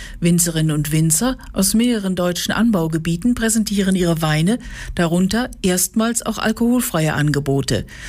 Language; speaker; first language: German; native; German